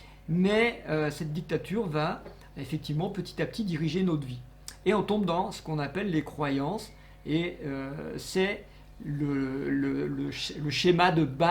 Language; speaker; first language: French; native; French